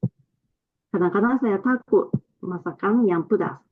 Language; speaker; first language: Indonesian; non-native, fluent; Japanese